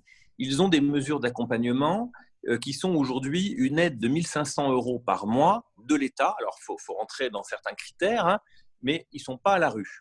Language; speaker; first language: French; native; French